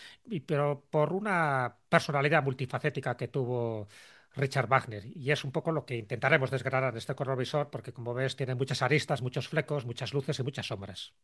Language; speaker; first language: Spanish; native; Spanish